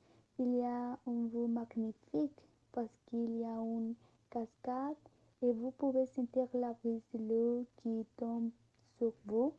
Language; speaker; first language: French; non-native, learner; Spanish